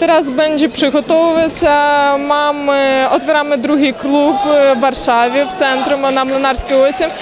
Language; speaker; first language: Polish; non-native, learner; Ukrainian